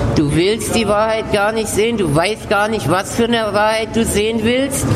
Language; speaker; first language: German; native; German